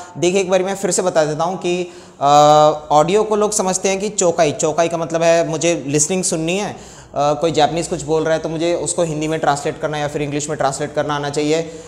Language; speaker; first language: Hindi; native; Hindi